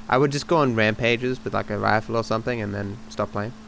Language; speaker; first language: English; native; English